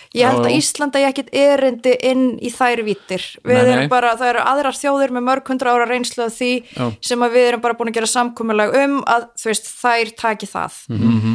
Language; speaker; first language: Icelandic; native; Icelandic